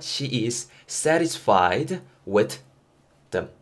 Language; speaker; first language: English; non-native, fluent; Korean